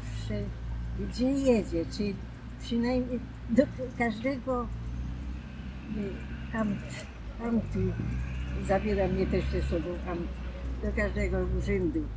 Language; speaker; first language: Polish; non-native, local second language; German